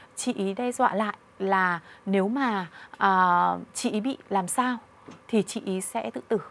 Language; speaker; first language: Vietnamese; native; Vietnamese